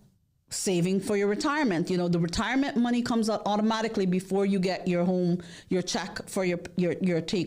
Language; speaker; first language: English; native; English